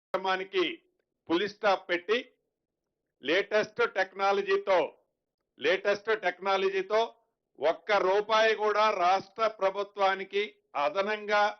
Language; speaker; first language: Telugu; native; Telugu